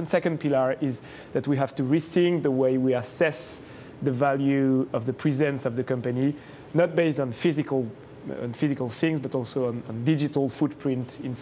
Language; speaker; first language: English; non-native, fluent; French